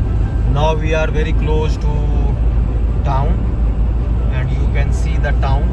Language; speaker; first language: English; non-native, local second language; Hindi